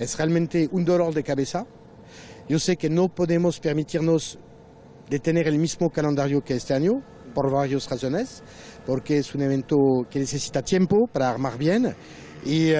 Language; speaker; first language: Spanish; non-native, fluent; French